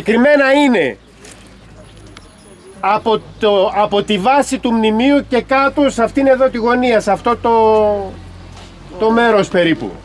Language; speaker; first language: Greek; native; Greek